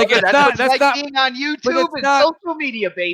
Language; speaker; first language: English; native; English